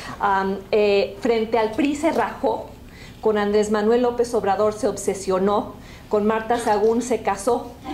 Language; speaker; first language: Spanish; native; Spanish